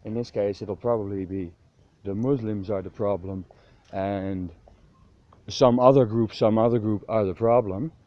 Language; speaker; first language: English; non-native, fluent; Dutch